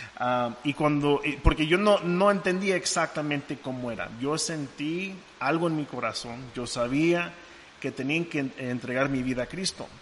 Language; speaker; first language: Spanish; non-native, fluent; English